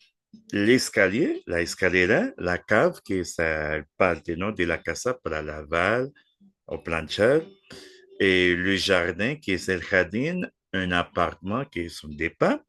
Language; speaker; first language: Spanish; non-native, fluent; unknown